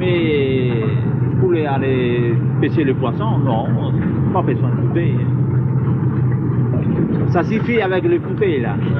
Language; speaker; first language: French; non-native, local second language; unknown